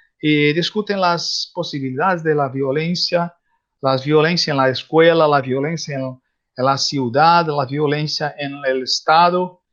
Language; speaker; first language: Spanish; non-native, learner; Portuguese